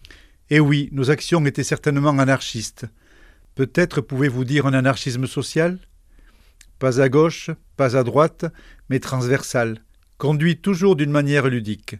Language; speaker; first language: French; native; French